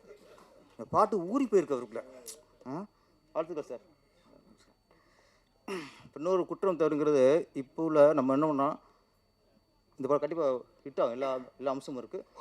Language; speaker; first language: Tamil; native; Tamil